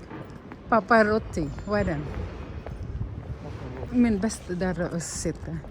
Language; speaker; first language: Swedish; non-native, learner; Filipino